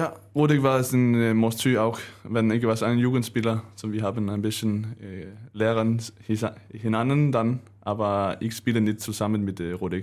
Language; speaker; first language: German; non-native, learner; Danish